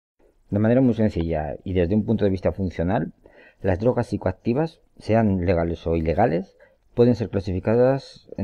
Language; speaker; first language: Spanish; native; Spanish